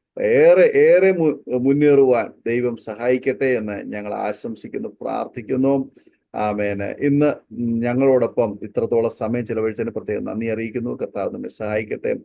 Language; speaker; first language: Malayalam; native; Malayalam